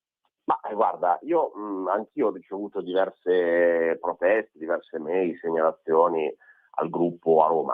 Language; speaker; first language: Italian; native; Italian